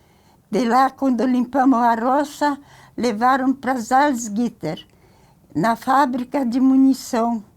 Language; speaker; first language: Portuguese; early bilingual, other home language; Ukrainian